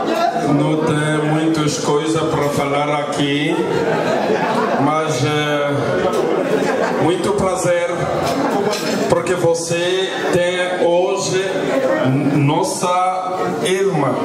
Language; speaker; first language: Portuguese; non-native, learner; Lingala